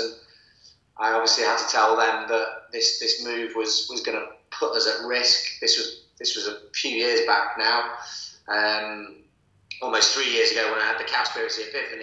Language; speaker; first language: English; native; English